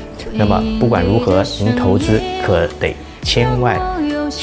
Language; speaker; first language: Chinese; native; Chinese